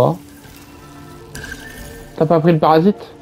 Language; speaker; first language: French; native; French